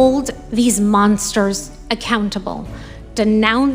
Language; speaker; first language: English; early bilingual, other home language; Persian